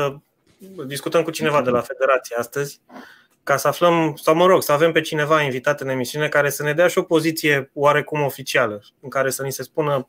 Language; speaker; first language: Romanian; native; Romanian